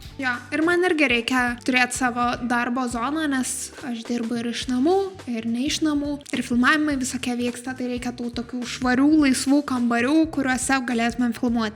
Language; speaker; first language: Lithuanian; native; Lithuanian